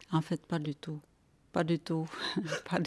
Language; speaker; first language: French; non-native, fluent; Finnish